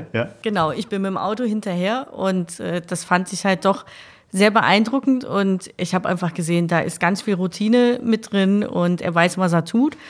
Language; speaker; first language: German; native; German